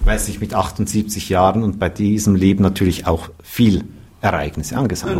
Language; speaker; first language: German; native; German